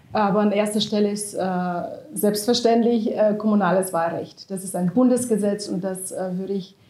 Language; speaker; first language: German; non-native, fluent; Bulgarian